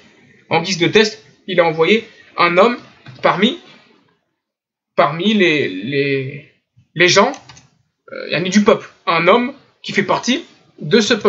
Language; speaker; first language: French; native; French